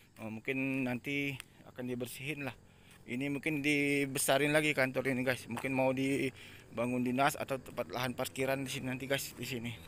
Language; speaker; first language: Indonesian; native; Indonesian